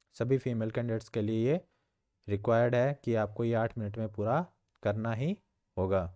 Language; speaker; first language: Hindi; native; Hindi